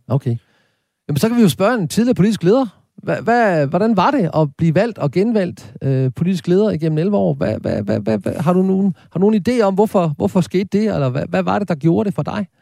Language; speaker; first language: Danish; native; Danish